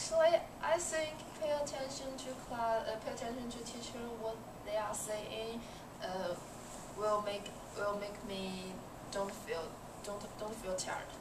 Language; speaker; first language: English; non-native, learner; Chinese